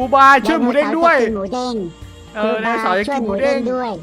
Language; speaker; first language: Thai; native; Thai